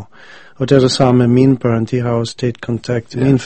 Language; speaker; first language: Danish; non-native, fluent; English